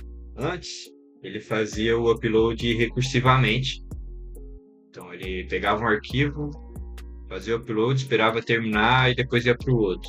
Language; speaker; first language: Portuguese; native; Portuguese